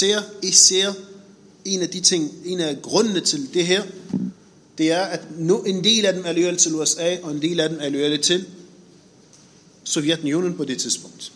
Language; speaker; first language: Danish; non-native, fluent; Arabic